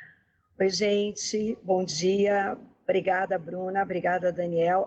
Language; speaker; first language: Portuguese; native; Portuguese